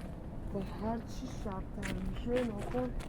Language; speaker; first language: Persian; native; Persian